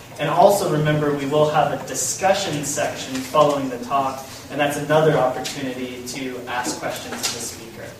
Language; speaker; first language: English; native; English